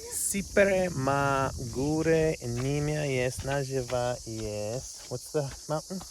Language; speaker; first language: Polish; non-native, learner; English